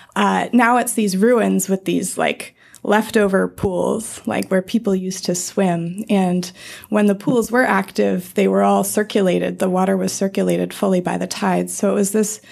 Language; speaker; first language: English; native; English